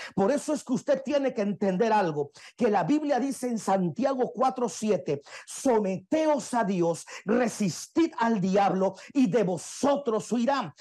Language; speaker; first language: Spanish; native; Spanish